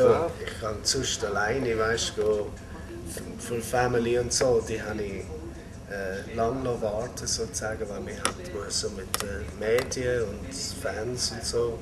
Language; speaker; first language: German; non-native, fluent; Maltese